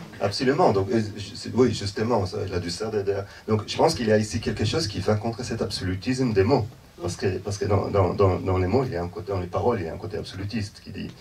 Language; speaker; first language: French; non-native, fluent; Hebrew